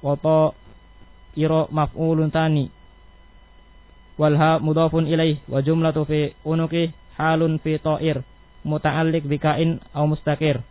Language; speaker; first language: Arabic; non-native, learner; Indonesian